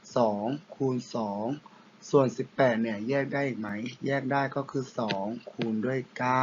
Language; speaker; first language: Thai; non-native, local second language; Pattani Malay